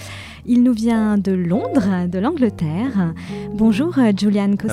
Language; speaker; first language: French; native; French